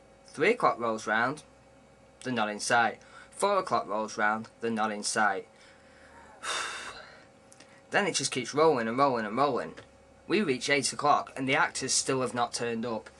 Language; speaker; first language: English; native; English